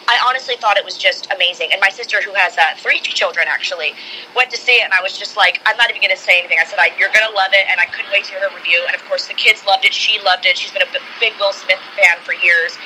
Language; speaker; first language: English; native; English